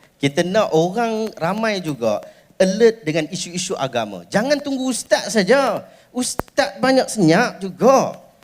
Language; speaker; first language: Malay; native; Malay